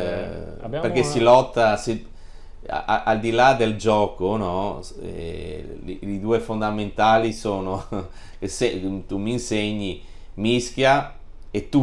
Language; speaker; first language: Italian; native; Italian